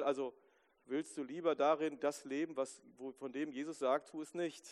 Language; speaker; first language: German; native; German